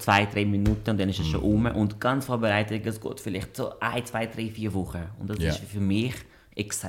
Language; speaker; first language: German; non-native, fluent; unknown